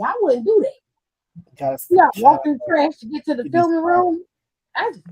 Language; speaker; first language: English; native; English